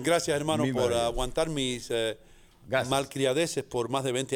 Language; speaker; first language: Spanish; native; Spanish